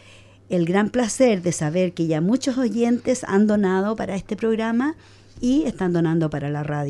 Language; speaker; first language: Spanish; native; Spanish